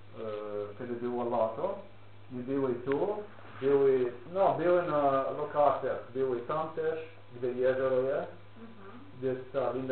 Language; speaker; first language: Polish; non-native, learner; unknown